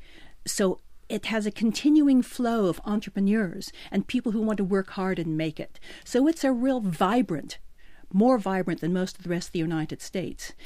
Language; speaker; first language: English; native; English